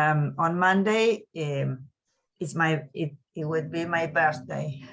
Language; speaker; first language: English; non-native, learner; Spanish